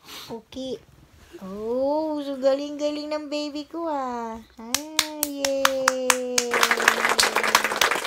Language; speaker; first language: Japanese; non-native, learner; Filipino